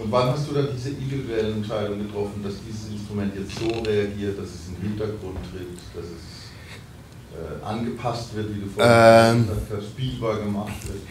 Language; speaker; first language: German; native; German